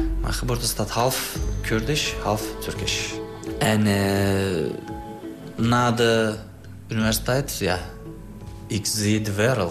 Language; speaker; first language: Dutch; non-native, learner; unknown